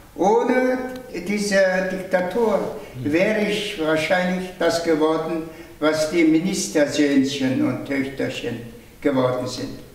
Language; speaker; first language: German; non-native, fluent; Tuvinian